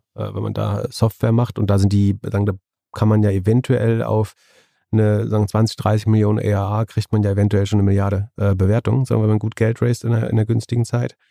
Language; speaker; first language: German; native; German